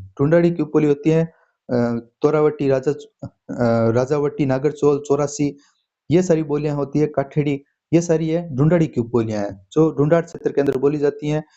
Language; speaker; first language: Hindi; native; Hindi